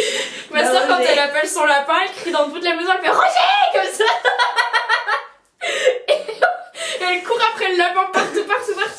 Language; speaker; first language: French; native; French